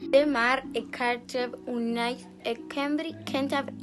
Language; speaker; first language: Welsh; non-native, learner; Spanish